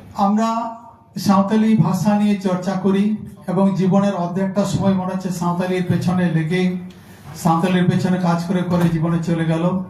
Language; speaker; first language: Bangla; non-native, local second language; Santali